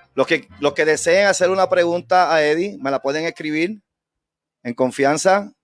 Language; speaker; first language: Spanish; native; Spanish